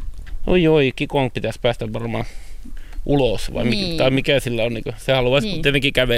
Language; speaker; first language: Finnish; native; Finnish